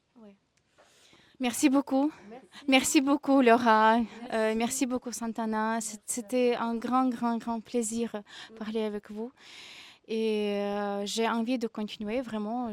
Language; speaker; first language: French; non-native, fluent; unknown